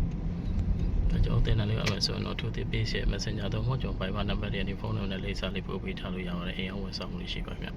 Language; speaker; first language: Burmese; native; Burmese